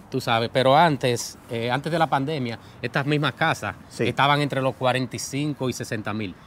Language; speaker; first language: Spanish; native; Spanish